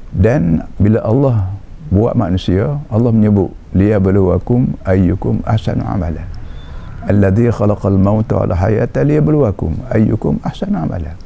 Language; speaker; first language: Malay; native; Malay